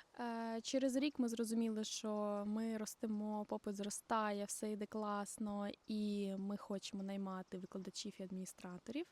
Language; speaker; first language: Ukrainian; non-native, local second language; Russian